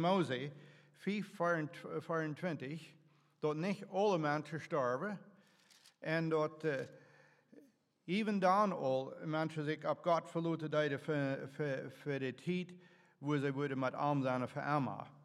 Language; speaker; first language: German; native; German